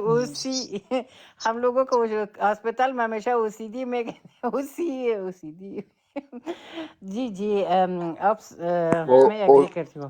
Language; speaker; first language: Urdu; non-native, fluent; Persian